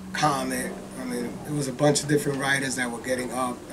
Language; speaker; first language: English; native; English